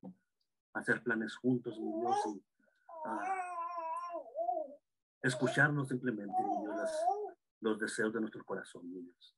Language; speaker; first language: Spanish; native; Spanish